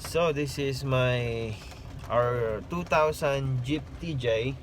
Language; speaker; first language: English; non-native, local second language; Filipino